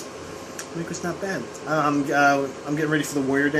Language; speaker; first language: English; native; English